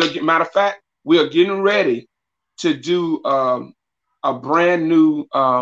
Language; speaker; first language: English; native; English